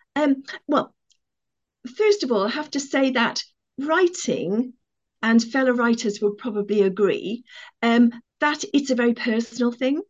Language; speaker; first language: English; native; English